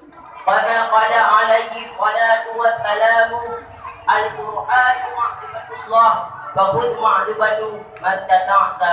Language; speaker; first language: Arabic; non-native, learner; Achinese